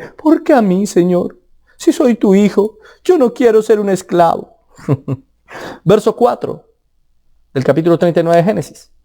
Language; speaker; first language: Spanish; native; Spanish